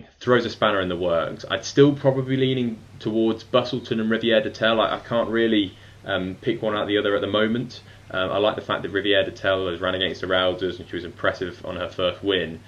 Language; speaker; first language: English; native; English